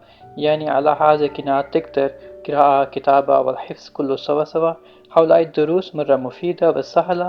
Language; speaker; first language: Arabic; non-native, learner; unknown